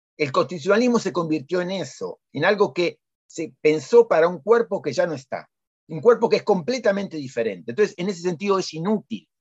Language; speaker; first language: Spanish; native; Spanish